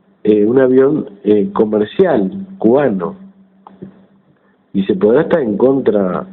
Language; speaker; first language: Spanish; native; Spanish